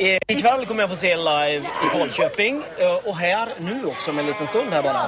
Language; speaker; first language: Swedish; native; Swedish